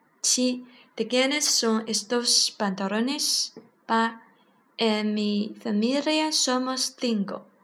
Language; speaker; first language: Spanish; non-native, learner; Chinese